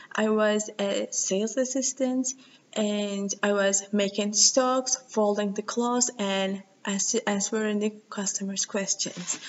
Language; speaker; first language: English; non-native, learner; Turkish